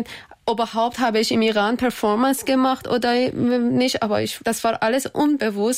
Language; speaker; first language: German; non-native, learner; Persian